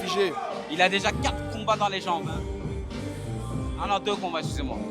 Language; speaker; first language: French; native; French